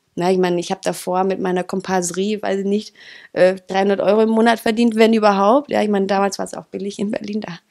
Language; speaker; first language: German; non-native, fluent; Danish